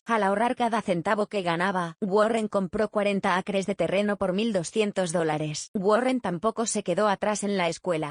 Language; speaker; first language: Spanish; native; Spanish